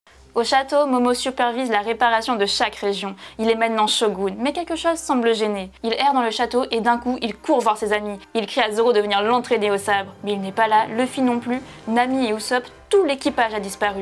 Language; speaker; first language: French; native; French